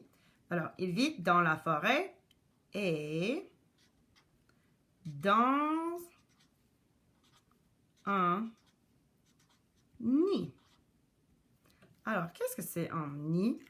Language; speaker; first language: French; non-native, local second language; English